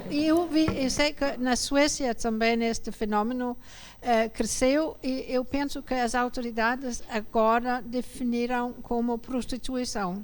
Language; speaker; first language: Portuguese; non-native, fluent; Danish